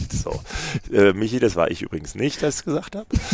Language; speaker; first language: German; native; German